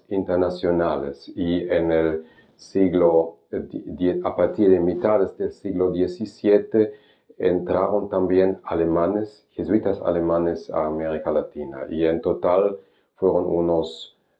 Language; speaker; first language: Spanish; non-native, fluent; German